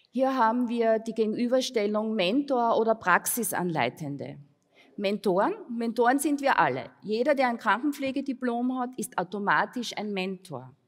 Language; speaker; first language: German; native; German